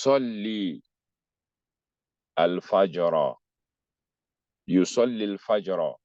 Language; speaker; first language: Arabic; non-native, fluent; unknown